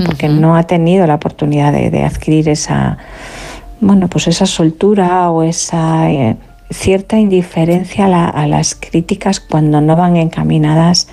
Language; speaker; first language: Spanish; native; Spanish